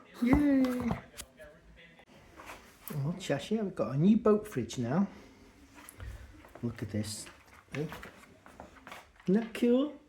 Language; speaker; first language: English; native; English